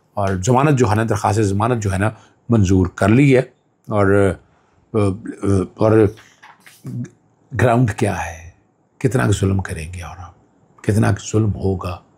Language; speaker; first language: Urdu; non-native, local second language; Punjabi